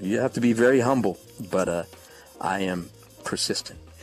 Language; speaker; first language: English; native; English